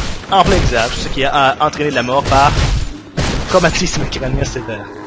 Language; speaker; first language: French; native; French